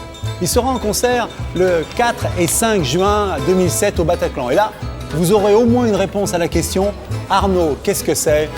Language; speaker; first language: French; native; French